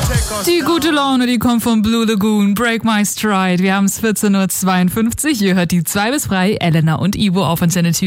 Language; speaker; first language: German; native; German